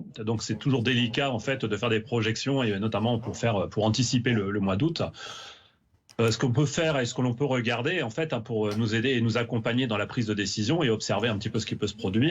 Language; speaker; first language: French; native; French